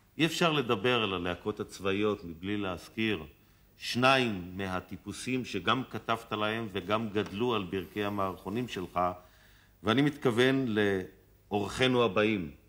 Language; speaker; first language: Hebrew; native; Hebrew